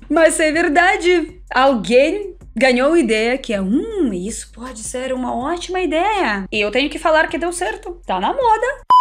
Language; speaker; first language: Portuguese; non-native, fluent; Russian